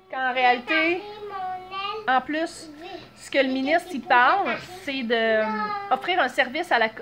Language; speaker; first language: French; native; French